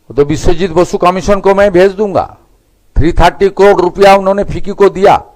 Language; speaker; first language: Hindi; non-native, local second language; Bangla